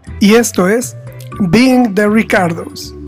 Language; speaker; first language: Spanish; native; Spanish